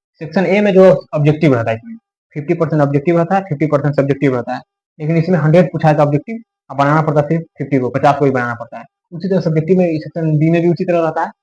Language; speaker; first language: Hindi; native; Hindi